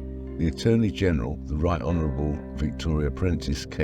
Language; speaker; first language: English; native; English